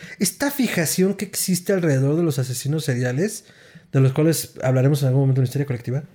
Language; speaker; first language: Spanish; native; Spanish